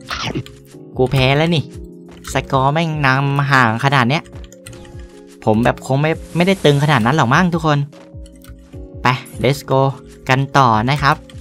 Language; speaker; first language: Thai; native; Thai